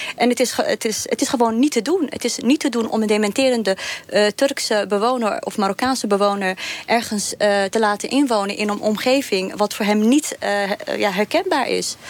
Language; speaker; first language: Dutch; early bilingual, other home language; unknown